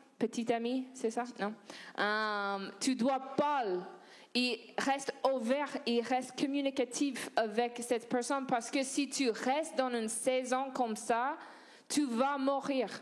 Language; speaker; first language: French; non-native, learner; English